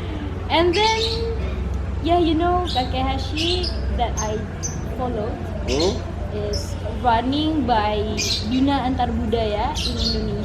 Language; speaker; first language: English; non-native, fluent; Indonesian